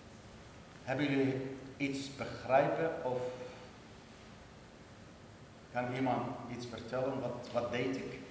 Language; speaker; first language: Dutch; non-native, learner; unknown